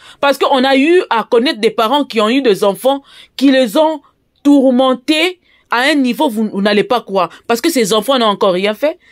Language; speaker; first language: French; non-native, local second language; Lingala